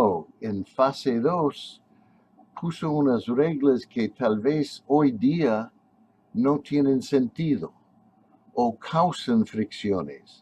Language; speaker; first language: Spanish; non-native, fluent; English